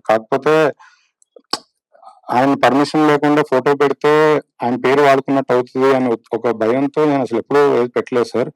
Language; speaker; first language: Telugu; native; Telugu